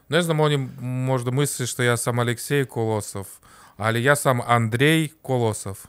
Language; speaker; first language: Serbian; non-native, learner; Russian